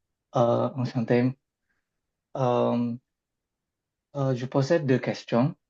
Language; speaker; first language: French; non-native, learner; Indonesian